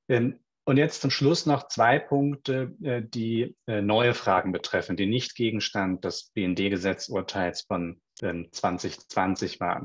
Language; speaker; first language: German; native; German